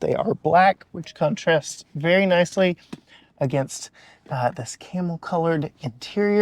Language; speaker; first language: English; native; English